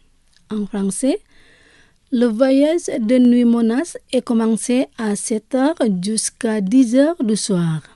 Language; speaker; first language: French; non-native, fluent; Indonesian